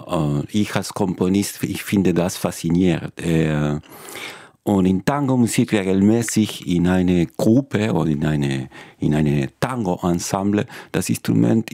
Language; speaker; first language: German; non-native, fluent; Spanish